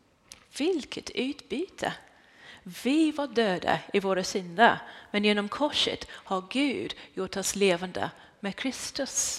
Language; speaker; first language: Swedish; non-native, fluent; English